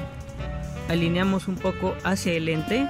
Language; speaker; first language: Spanish; native; Spanish